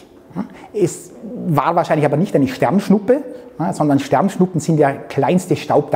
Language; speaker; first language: German; native; German